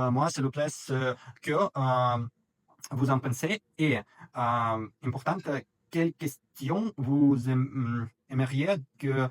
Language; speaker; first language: French; non-native, learner; Russian